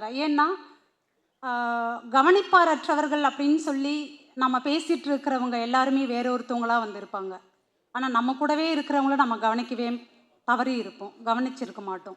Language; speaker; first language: Tamil; native; Tamil